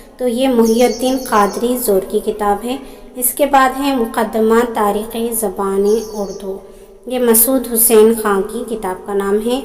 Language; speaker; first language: Urdu; native; Urdu